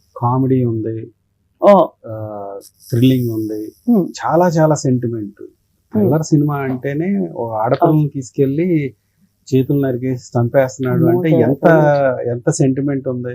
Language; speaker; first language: Telugu; native; Telugu